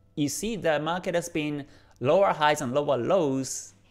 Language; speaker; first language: English; non-native, fluent; Japanese